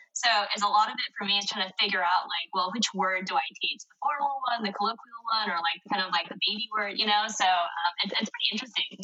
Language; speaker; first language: English; non-native, local second language; Korean